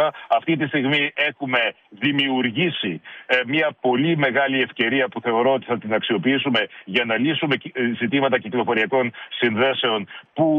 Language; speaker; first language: Greek; native; Greek